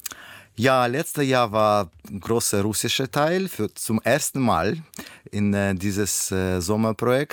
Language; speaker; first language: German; non-native, learner; Russian